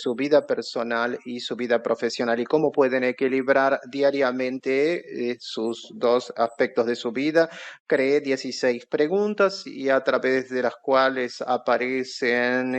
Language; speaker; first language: Spanish; non-native, fluent; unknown